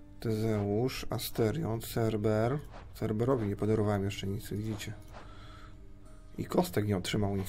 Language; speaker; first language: Polish; native; Polish